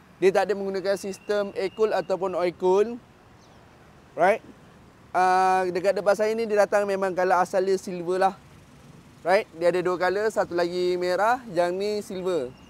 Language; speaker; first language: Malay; native; Malay